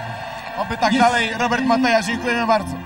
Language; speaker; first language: Polish; native; Polish